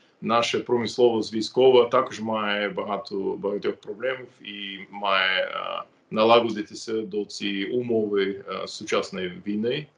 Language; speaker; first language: Ukrainian; non-native, fluent; English